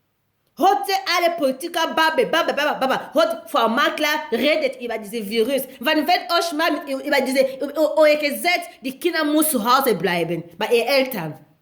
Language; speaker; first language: German; non-native, learner; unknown